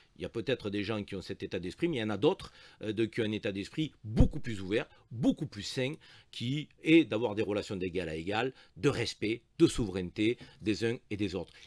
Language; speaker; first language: French; native; French